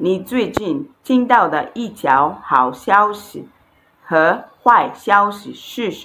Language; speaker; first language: Chinese; non-native, fluent; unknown